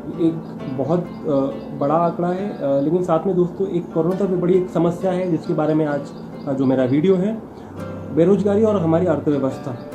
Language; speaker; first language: Hindi; non-native, local second language; Marathi